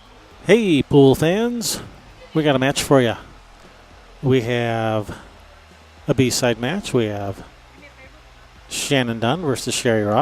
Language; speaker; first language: English; native; English